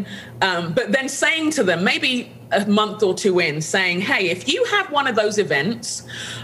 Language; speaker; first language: English; native; English